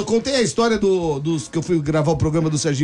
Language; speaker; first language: Portuguese; native; Portuguese